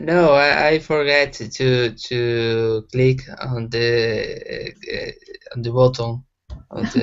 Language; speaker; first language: English; non-native, learner; Spanish